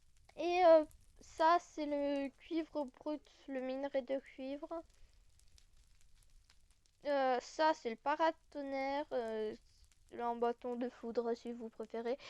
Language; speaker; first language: French; native; French